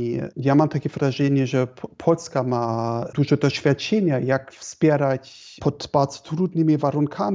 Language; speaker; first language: Polish; non-native, fluent; German